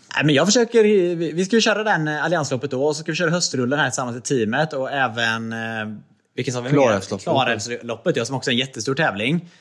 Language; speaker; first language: Swedish; native; Swedish